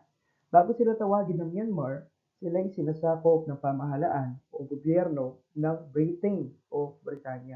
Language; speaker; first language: Filipino; native; Filipino